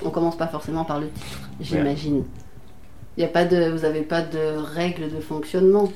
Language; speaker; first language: French; native; French